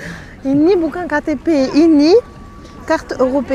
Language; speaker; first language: Indonesian; non-native, learner; Arabic